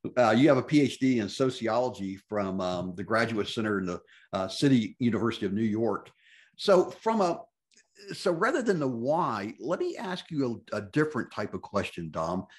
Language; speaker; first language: English; native; English